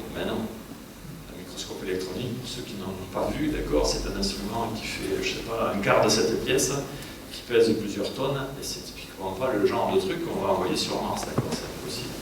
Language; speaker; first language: French; native; French